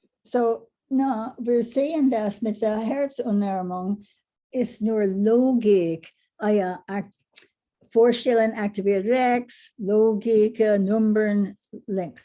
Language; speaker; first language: German; non-native, learner; English